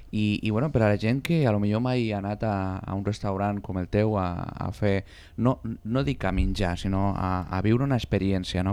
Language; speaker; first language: Catalan; native; Catalan